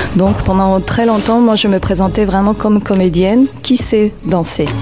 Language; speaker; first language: French; non-native, fluent; Spanish